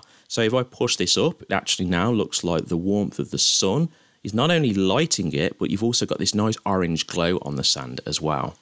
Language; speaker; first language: English; native; English